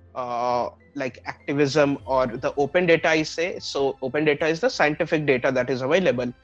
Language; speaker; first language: English; non-native, local second language; Bangla